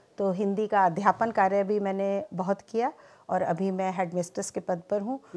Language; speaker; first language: Hindi; native; Hindi